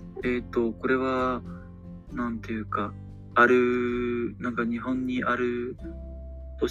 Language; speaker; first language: Japanese; non-native, learner; Ukrainian